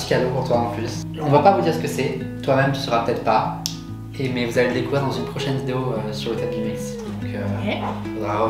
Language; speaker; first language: French; native; French